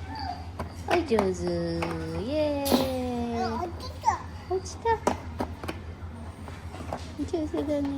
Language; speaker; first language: Japanese; non-native, fluent; Filipino